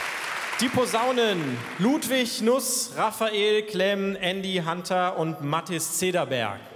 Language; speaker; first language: German; native; German